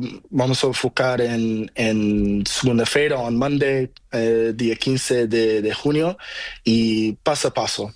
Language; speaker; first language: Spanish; non-native, learner; Portuguese